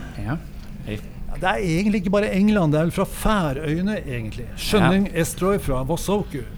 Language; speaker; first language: Norwegian; native; Norwegian